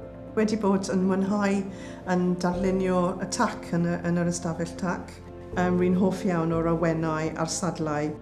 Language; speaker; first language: Welsh; non-native, learner; English